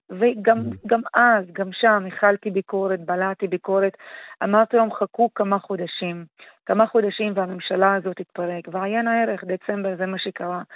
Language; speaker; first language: Hebrew; non-native, local second language; Arabic